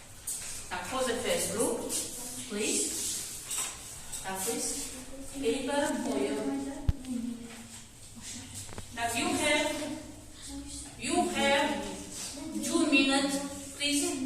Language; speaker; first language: English; non-native, learner; Russian